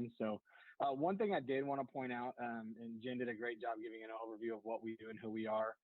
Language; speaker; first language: English; native; English